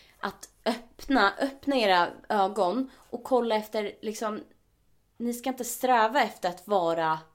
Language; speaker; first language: Swedish; early bilingual, other home language; Spanish